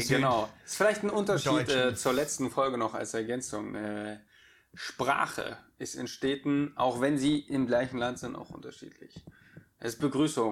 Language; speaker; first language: German; native; German